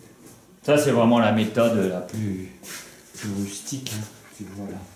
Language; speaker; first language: French; native; French